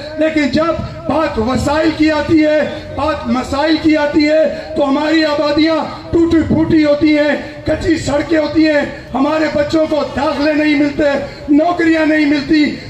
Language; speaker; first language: Urdu; non-native, local second language; Pashto